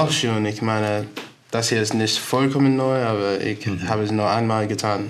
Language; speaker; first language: German; non-native, learner; English